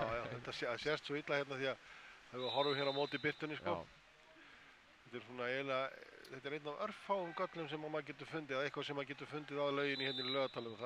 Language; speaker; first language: Icelandic; native; Icelandic